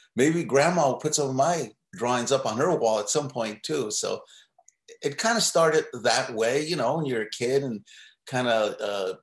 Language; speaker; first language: English; native; English